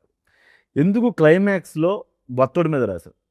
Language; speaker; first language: Telugu; native; Telugu